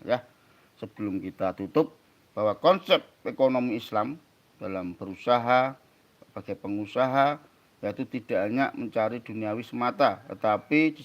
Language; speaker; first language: Indonesian; native; Indonesian